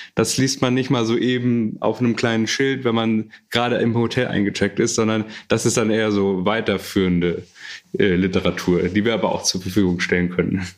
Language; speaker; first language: German; native; German